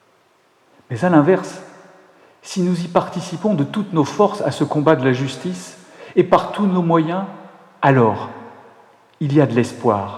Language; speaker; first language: French; native; French